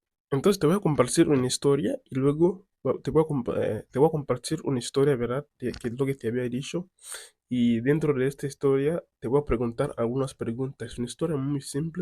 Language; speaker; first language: Spanish; non-native, fluent; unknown